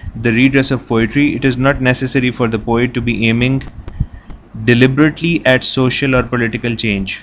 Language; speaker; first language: English; non-native, local second language; Urdu